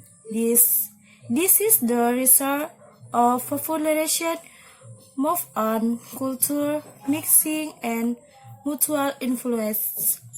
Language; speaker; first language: English; non-native, learner; Indonesian